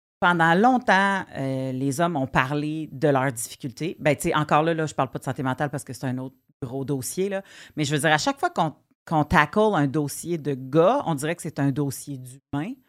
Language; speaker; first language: French; native; French